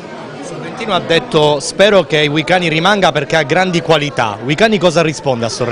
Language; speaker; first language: Italian; native; Italian